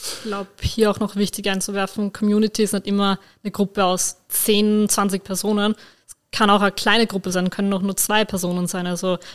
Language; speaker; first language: German; native; German